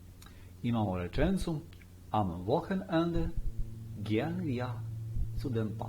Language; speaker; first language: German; non-native, fluent; Bosnian